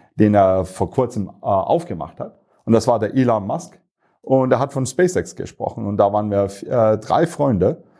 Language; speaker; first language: German; non-native, fluent; Turkish